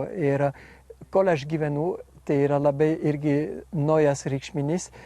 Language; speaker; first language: Lithuanian; non-native, fluent; French